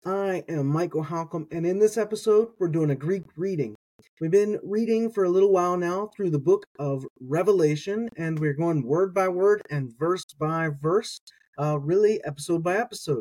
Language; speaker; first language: English; native; English